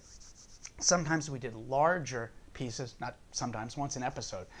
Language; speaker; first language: English; native; English